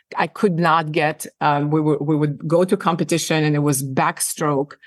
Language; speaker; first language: English; non-native, fluent; Ukrainian